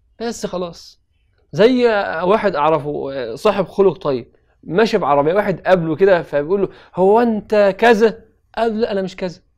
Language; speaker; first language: Arabic; native; Arabic